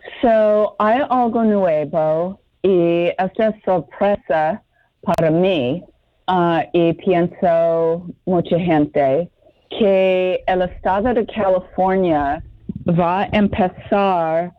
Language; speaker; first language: Spanish; non-native, learner; English